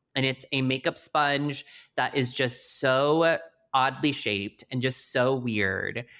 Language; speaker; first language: English; native; English